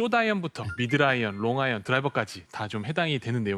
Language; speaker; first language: Korean; native; Korean